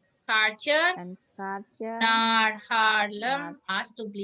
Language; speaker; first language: Dutch; non-native, learner; Indonesian